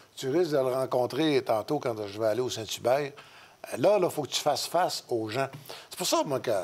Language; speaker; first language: French; native; French